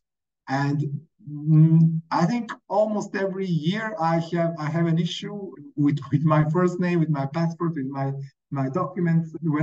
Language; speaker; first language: English; non-native, fluent; Serbian